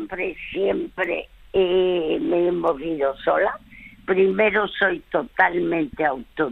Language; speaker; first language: Spanish; early bilingual, other home language; French